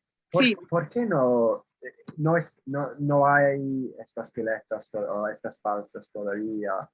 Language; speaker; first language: Spanish; non-native, fluent; English